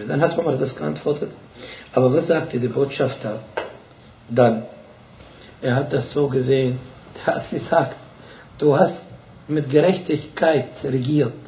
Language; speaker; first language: German; non-native, fluent; Arabic